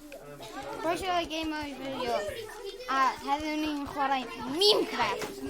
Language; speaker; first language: Welsh; non-native, local second language; English